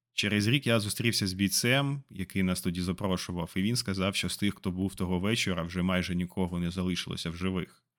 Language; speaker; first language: Ukrainian; non-native, local second language; Russian